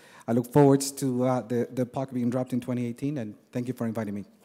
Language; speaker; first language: English; native; English